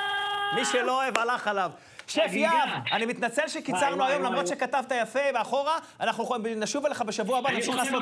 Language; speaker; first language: Hebrew; native; Hebrew